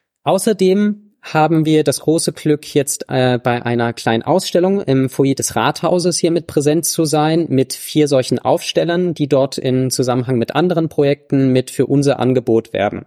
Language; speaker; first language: German; native; German